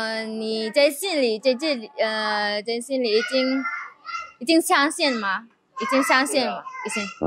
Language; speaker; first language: Chinese; non-native, fluent; Indonesian